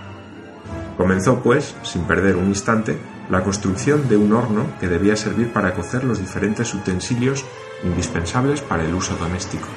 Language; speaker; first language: Spanish; native; Spanish